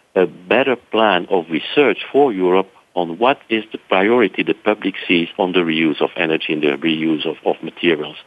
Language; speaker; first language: English; non-native, fluent; French